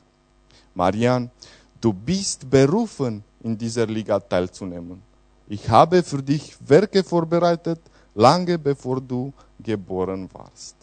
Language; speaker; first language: German; non-native, fluent; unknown